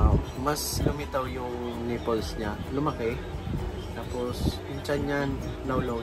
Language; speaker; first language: Filipino; native; Filipino